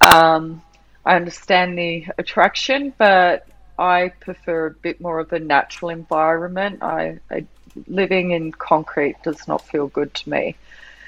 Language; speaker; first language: English; native; English